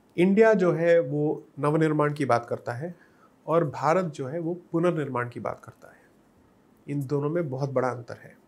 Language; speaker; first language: Hindi; non-native, local second language; Tamil